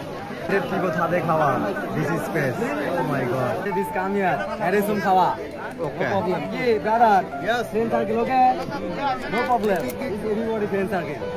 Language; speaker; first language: English; non-native, learner; Bangla